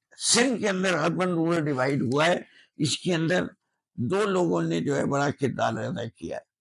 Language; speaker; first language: Urdu; native; Urdu